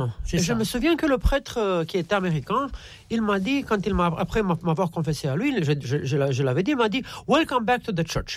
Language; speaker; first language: French; non-native, fluent; Romanian